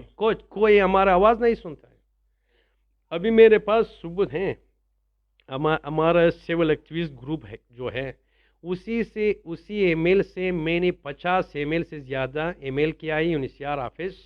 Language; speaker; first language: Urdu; non-native, learner; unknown